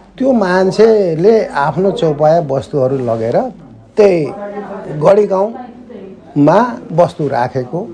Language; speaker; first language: Nepali; non-native, local second language; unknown